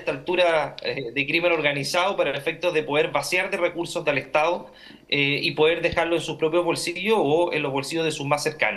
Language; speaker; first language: Spanish; native; Spanish